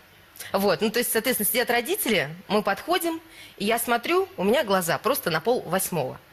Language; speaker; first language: Russian; native; Russian